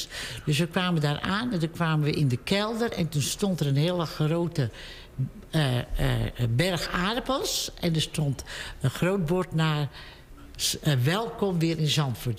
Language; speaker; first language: Dutch; native; Dutch